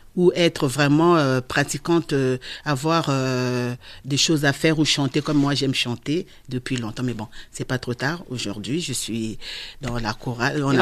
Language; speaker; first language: French; non-native, local second language; Lingala